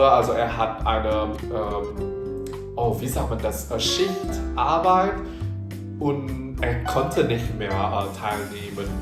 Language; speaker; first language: German; non-native, fluent; Indonesian